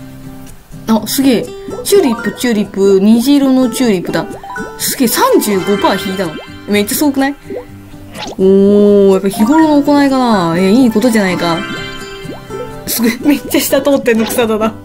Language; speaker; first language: Japanese; native; Japanese